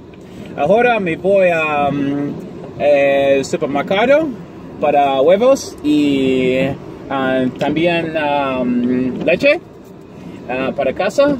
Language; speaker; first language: Spanish; non-native, learner; English